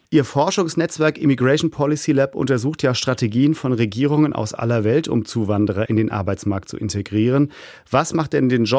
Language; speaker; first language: German; native; German